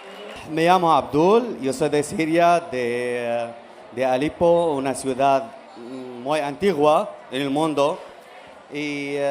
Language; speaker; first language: Spanish; non-native, learner; Arabic